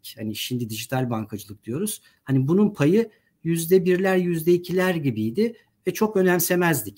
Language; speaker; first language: Turkish; native; Turkish